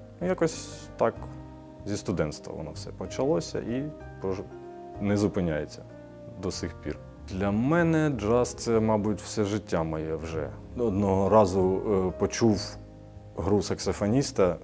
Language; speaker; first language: Ukrainian; native; Ukrainian